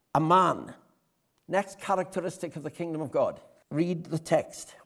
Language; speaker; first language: English; native; English